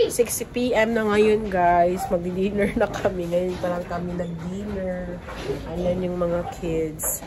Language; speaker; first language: Filipino; non-native, local second language; Hiligaynon